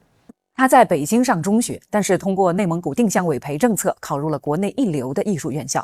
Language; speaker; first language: Chinese; native; Chinese